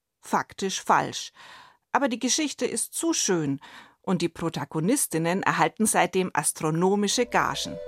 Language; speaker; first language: German; native; German